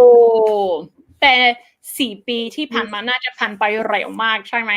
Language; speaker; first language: Thai; non-native, fluent; English